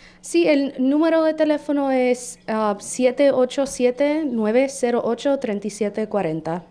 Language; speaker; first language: Spanish; early bilingual, heritage; Spanish